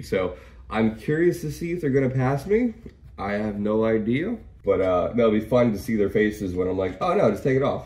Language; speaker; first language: English; native; English